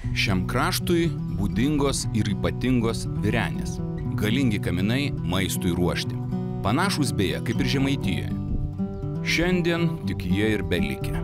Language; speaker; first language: Lithuanian; native; Lithuanian